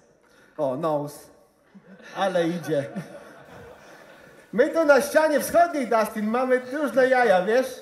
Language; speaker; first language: Polish; native; Polish